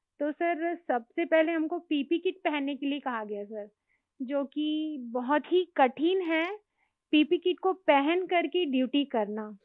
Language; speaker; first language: Hindi; native; Hindi